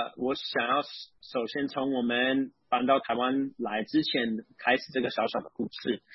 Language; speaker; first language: Chinese; non-native, fluent; English